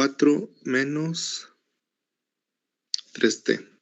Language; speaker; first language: Spanish; native; Spanish